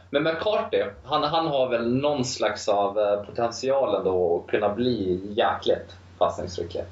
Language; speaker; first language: Swedish; native; Swedish